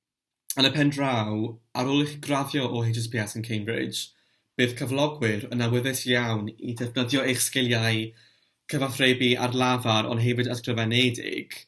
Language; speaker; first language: Welsh; non-native, local second language; English